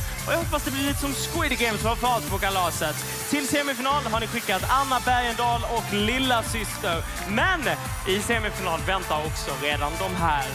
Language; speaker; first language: Swedish; native; Swedish